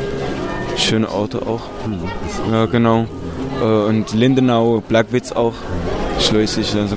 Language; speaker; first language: German; non-native, learner; Arabic